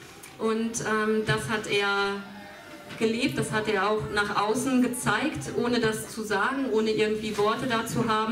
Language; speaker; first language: German; native; German